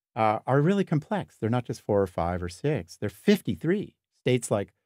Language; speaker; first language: English; native; English